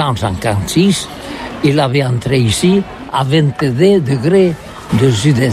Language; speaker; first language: French; non-native, learner; Catalan